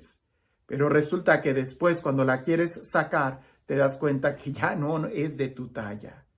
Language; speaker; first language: Spanish; native; Spanish